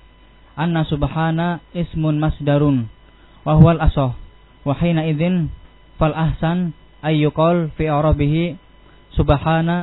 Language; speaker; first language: Arabic; non-native, learner; Indonesian